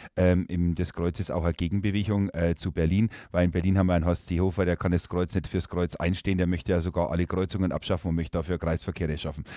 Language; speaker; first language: German; native; German